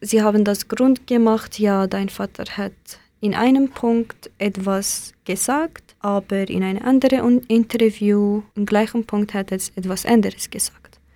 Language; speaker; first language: German; non-native, learner; Kurdish